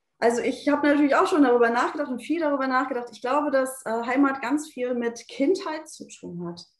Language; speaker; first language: German; early bilingual, other home language; Turkish